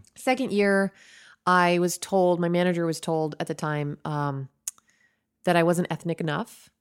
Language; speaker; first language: English; native; English